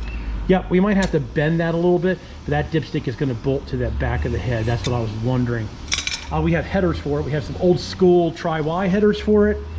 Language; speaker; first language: English; native; English